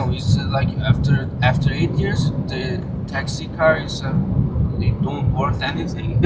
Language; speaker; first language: English; non-native, fluent; Chinese